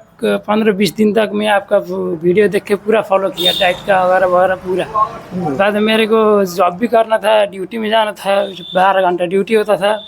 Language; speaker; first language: Hindi; non-native, learner; Nepali